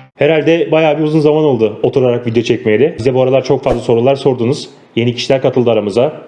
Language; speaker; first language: Turkish; native; Turkish